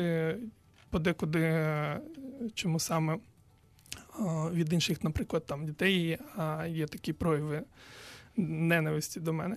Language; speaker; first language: Ukrainian; non-native, local second language; Crimean Tatar